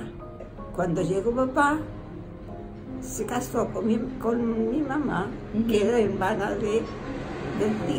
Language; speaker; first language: Spanish; early bilingual, other home language; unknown